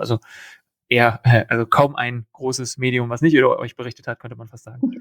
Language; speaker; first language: German; native; German